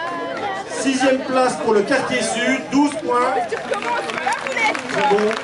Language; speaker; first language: French; native; French